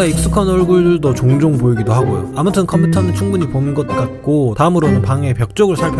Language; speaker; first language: Korean; native; Korean